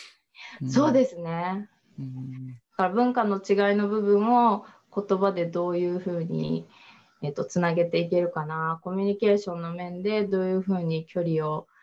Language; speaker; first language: Japanese; native; Japanese